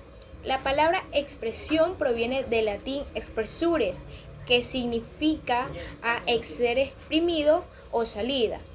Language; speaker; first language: Spanish; native; Spanish